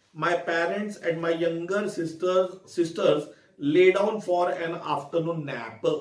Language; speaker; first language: English; non-native, local second language; Marathi